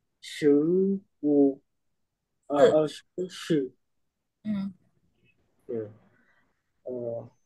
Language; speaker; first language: Chinese; non-native, learner; Vietnamese